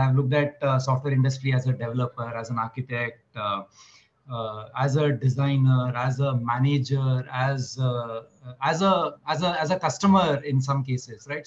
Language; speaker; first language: English; non-native, local second language; Marathi